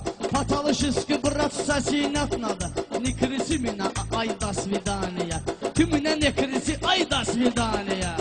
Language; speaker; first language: Russian; non-native, learner; Azerbaijani